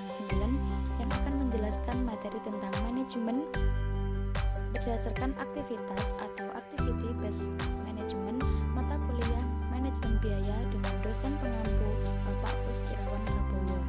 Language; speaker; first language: Indonesian; native; Indonesian